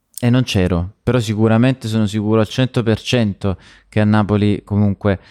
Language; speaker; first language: Italian; native; Italian